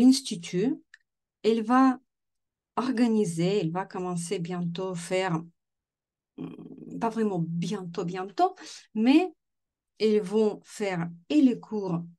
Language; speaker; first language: French; non-native, fluent; Russian